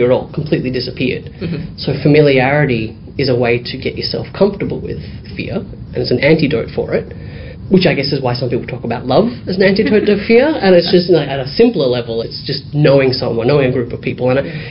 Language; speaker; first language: English; native; English